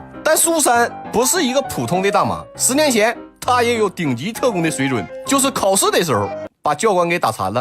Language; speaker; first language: Chinese; native; Chinese